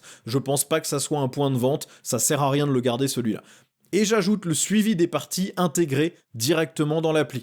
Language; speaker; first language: French; native; French